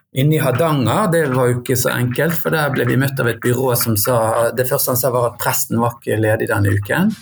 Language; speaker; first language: Norwegian; native; Norwegian